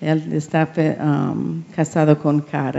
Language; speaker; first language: Spanish; non-native, learner; English